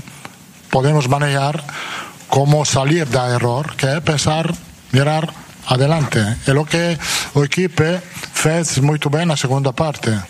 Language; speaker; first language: Portuguese; non-native, fluent; Italian